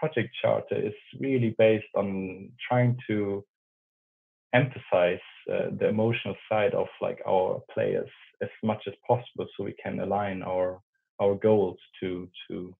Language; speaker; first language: English; non-native, fluent; German